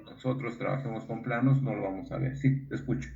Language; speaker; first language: Spanish; native; Spanish